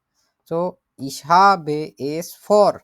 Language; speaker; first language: German; non-native, fluent; Bangla